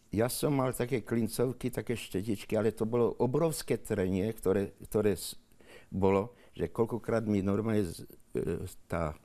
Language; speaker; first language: Slovak; native; Slovak